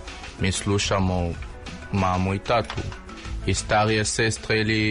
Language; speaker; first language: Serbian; non-native, learner; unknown